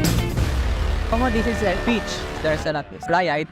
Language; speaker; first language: Spanish; non-native, fluent; Filipino